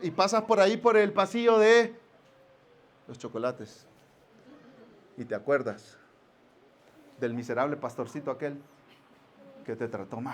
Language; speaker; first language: Spanish; native; Spanish